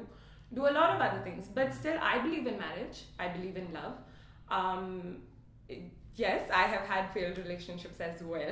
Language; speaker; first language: English; non-native, local second language; Hindi